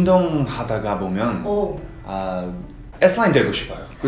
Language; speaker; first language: Korean; non-native, learner; English